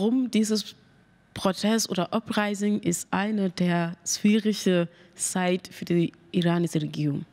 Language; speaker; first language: German; non-native, learner; Mandingo